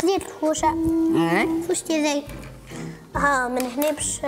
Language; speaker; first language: Arabic; native; Arabic